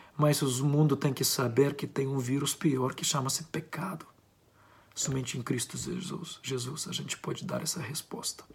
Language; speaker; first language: Portuguese; non-native, fluent; Ukrainian